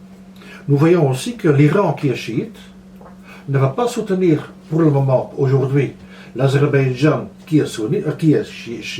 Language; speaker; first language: French; non-native, local second language; Dutch